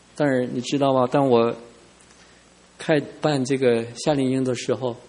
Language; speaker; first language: Chinese; non-native, local second language; Cantonese